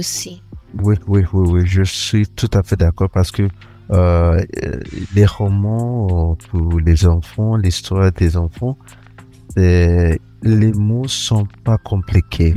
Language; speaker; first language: French; non-native, fluent; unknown